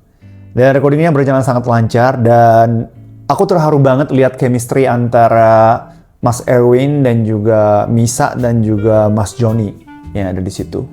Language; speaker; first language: Indonesian; non-native, fluent; Japanese